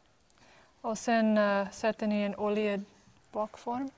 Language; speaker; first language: Swedish; non-native, fluent; English